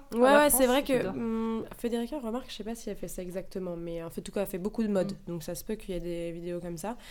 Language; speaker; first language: French; native; French